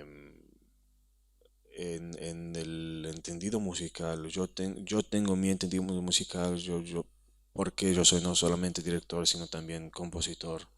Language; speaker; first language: Spanish; non-native, fluent; Hebrew